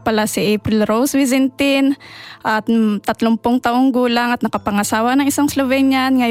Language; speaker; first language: Slovenian; non-native, learner; Filipino